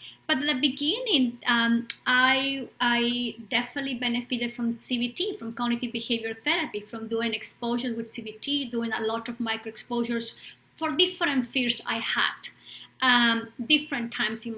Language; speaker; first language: English; non-native, fluent; Spanish